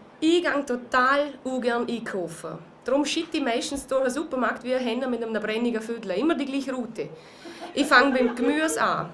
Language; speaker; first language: German; native; German